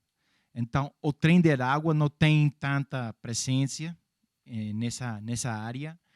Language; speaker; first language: Portuguese; non-native, fluent; English